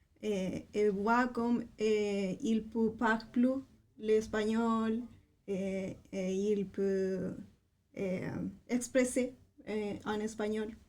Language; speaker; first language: French; non-native, fluent; Spanish